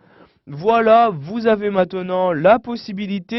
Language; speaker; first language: French; native; French